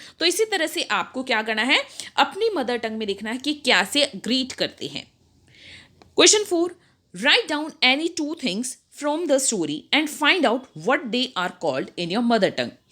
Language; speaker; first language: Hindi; native; Hindi